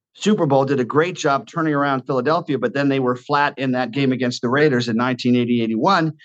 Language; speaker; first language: English; native; English